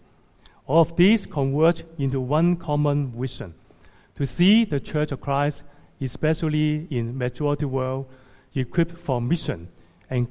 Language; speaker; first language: English; non-native, local second language; Cantonese